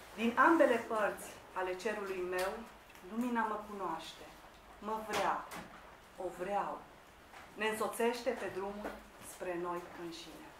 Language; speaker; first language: Romanian; native; Romanian